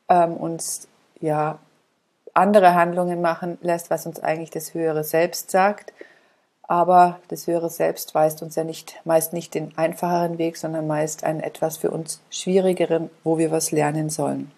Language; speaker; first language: German; native; German